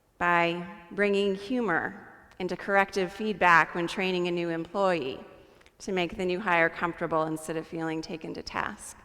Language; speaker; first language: English; native; English